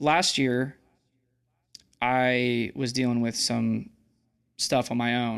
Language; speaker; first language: English; native; English